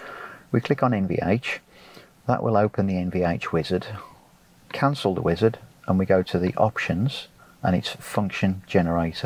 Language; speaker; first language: English; native; English